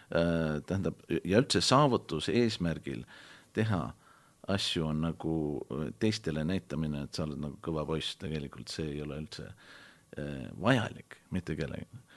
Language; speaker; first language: Estonian; early bilingual, heritage; Estonian